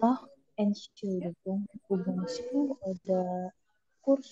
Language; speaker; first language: German; non-native, learner; Indonesian